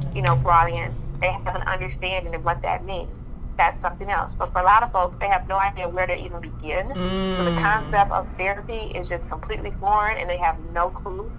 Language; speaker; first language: English; native; English